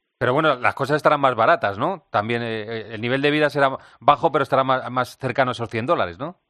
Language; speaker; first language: Spanish; native; Spanish